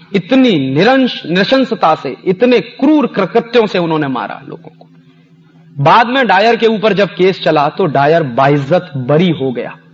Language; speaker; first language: Hindi; native; Hindi